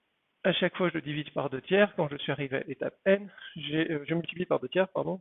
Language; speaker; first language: French; native; French